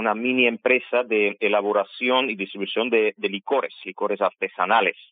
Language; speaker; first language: Spanish; non-native, fluent; Armenian